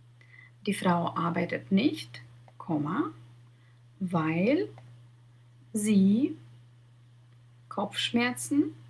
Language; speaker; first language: German; non-native, fluent; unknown